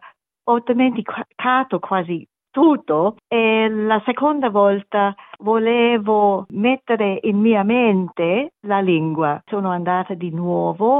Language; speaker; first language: Italian; non-native, learner; German